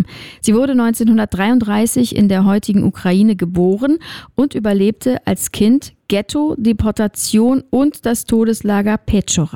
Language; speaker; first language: German; native; German